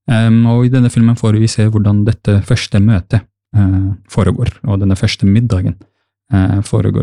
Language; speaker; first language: Norwegian; early bilingual, other home language; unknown